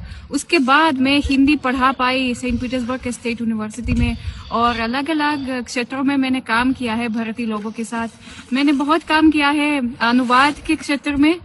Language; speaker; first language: Hindi; non-native, fluent; Russian